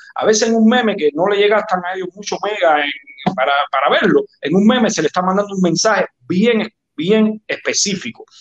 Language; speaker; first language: Spanish; native; Spanish